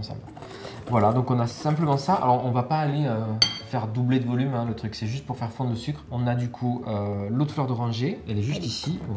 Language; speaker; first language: French; native; French